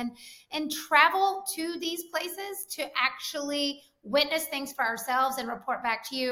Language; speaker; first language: English; native; English